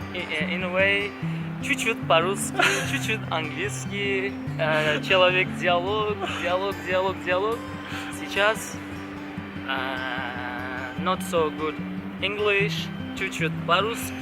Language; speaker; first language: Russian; non-native, learner; Turkish